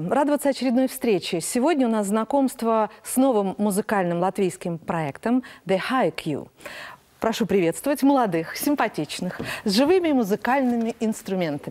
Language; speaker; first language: Russian; native; Russian